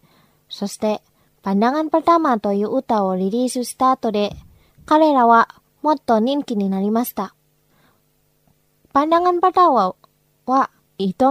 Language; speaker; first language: Japanese; non-native, fluent; Indonesian